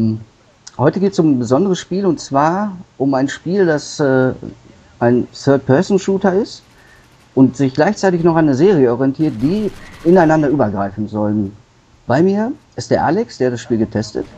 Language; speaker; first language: German; native; German